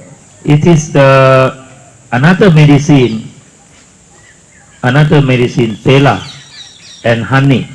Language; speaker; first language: English; non-native, learner; Thai